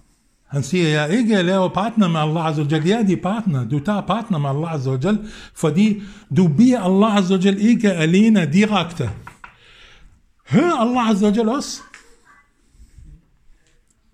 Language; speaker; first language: Danish; non-native, fluent; Arabic